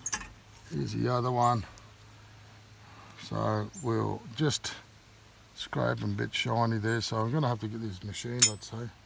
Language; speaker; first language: English; native; English